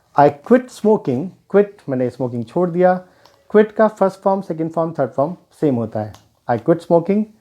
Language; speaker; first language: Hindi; native; Hindi